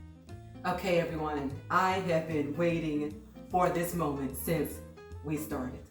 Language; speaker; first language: English; native; English